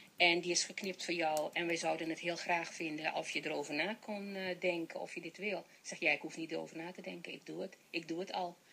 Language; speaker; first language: Dutch; non-native, local second language; Papiamento